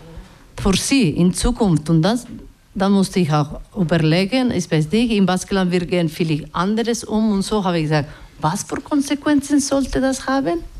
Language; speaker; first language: German; non-native, learner; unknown